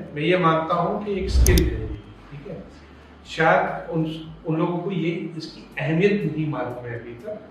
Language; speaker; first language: Hindi; non-native, local second language; Gujarati